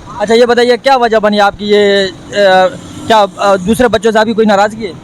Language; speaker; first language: Urdu; non-native, local second language; Pashto